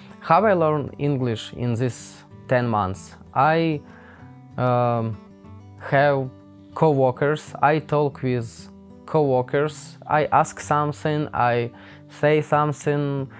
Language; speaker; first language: English; non-native, learner; Ukrainian